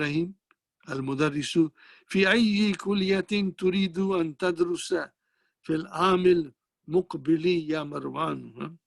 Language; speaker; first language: Arabic; non-native, fluent; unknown